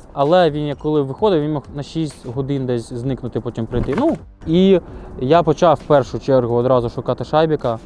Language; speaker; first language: Ukrainian; native; Ukrainian